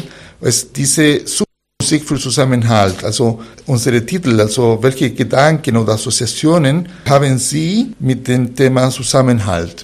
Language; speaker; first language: German; non-native, fluent; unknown